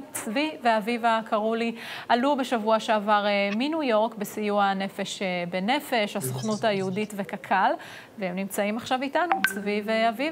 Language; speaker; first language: Hebrew; native; Hebrew